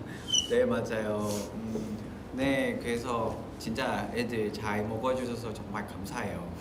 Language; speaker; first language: Korean; non-native, fluent; Vietnamese